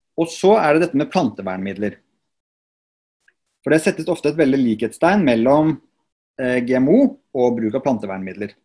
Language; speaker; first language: Norwegian; native; Norwegian